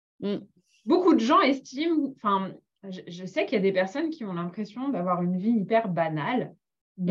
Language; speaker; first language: French; native; French